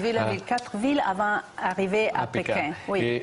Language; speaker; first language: French; non-native, fluent; Italian